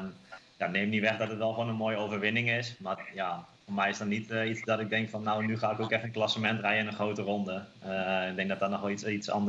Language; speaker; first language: Dutch; native; Dutch